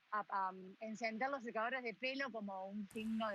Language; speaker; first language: Spanish; native; Spanish